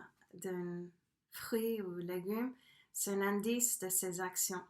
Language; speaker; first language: French; non-native, fluent; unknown